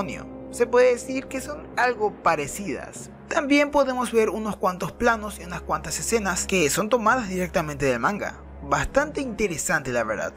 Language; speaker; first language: Spanish; native; Spanish